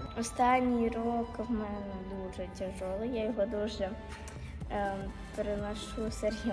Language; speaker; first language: Ukrainian; non-native, local second language; Russian